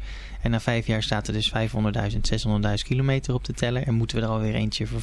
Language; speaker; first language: Dutch; native; Dutch